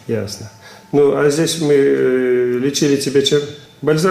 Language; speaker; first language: Russian; native; Russian